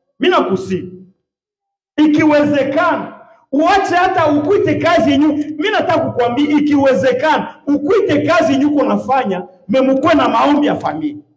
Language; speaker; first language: Swahili; native; Swahili